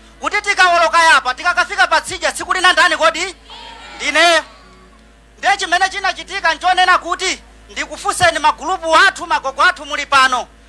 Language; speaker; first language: Nyanja; native; Nyanja